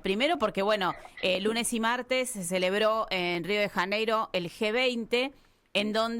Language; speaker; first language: Spanish; native; Spanish